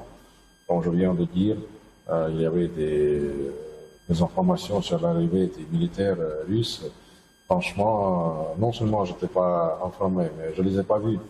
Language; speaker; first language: French; non-native, fluent; Russian